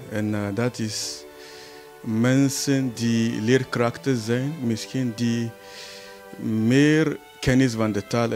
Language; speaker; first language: Dutch; non-native, learner; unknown